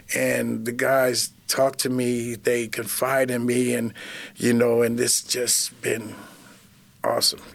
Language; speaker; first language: English; native; English